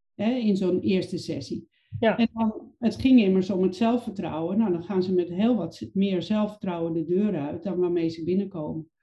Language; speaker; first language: Dutch; native; Dutch